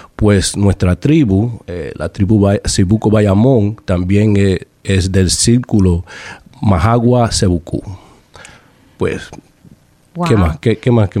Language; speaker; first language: Spanish; early bilingual, heritage; Spanish